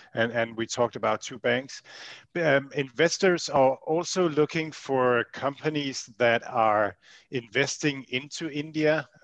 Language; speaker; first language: English; non-native, fluent; Danish